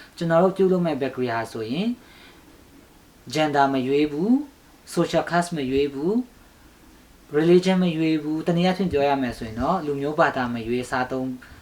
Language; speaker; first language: Burmese; non-native, local second language; Hakha Chin